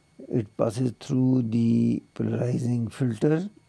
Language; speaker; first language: English; non-native, local second language; Urdu